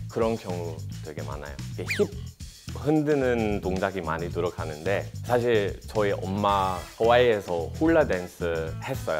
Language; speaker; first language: Korean; non-native, fluent; English